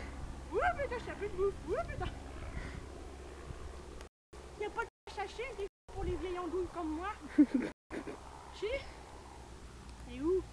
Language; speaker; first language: French; native; French